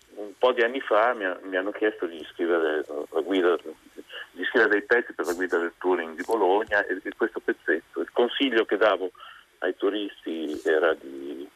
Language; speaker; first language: Italian; native; Italian